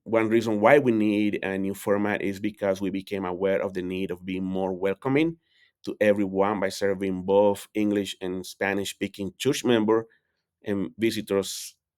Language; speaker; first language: English; non-native, fluent; Spanish